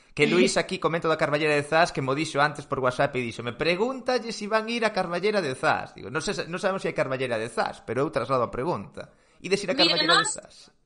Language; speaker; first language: Galician; non-native, local second language; Spanish